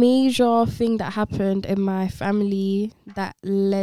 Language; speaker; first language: English; early bilingual, other home language; Konkani